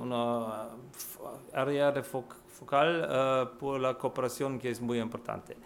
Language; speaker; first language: Spanish; non-native, fluent; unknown